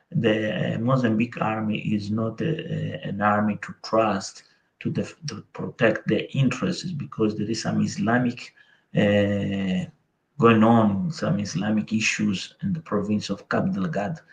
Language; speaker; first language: English; non-native, local second language; Portuguese